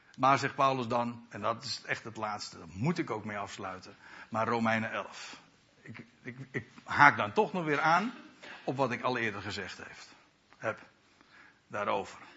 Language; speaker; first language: Dutch; native; Dutch